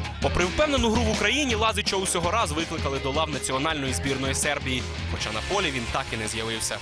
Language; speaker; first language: Ukrainian; native; Ukrainian